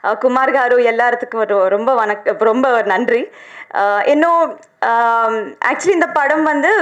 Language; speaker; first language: Tamil; non-native, learner; Telugu